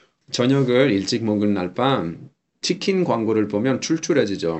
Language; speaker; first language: Korean; non-native, fluent; Italian